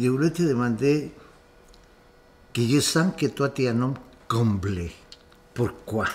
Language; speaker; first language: French; non-native, fluent; Spanish